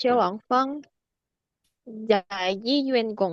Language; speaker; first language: Chinese; non-native, learner; Indonesian